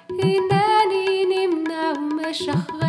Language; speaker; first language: Hebrew; native; Hebrew